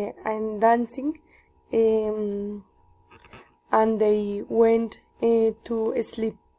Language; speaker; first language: English; non-native, learner; Spanish